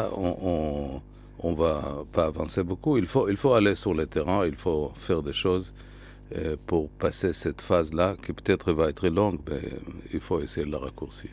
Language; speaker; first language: French; non-native, fluent; Hebrew